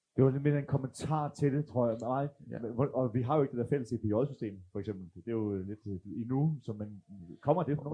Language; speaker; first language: Danish; native; Danish